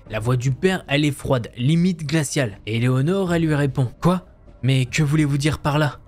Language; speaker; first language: French; native; French